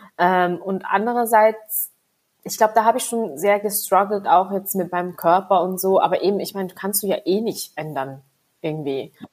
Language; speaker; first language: German; early bilingual, other home language; Vietnamese